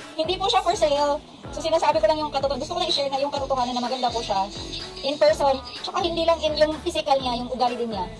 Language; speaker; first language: Filipino; non-native, local second language; Cebuano